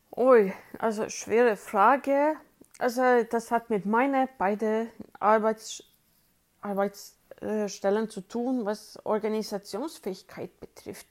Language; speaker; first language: German; non-native, fluent; Swedish